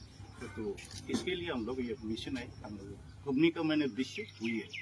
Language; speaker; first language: Hindi; non-native, local second language; Bodo